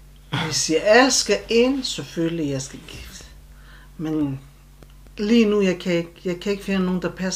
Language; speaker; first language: Danish; non-native, learner; Turkish